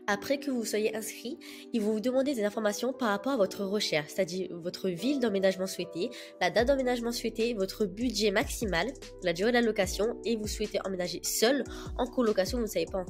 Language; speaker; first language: French; native; French